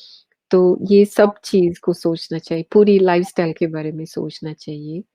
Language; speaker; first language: Hindi; early bilingual, heritage; Hindi